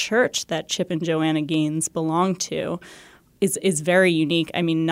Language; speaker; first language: English; native; English